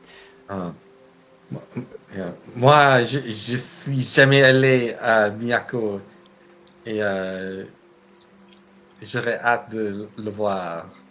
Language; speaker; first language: French; non-native, fluent; English